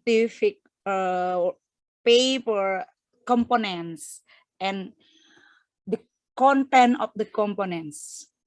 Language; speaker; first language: English; non-native, fluent; Indonesian